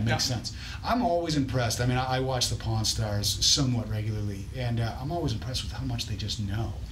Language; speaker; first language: English; native; English